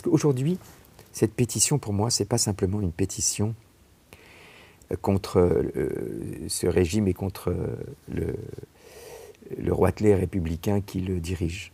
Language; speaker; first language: French; native; French